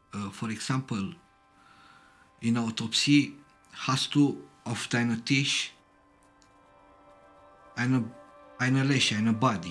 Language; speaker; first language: German; non-native, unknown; Romanian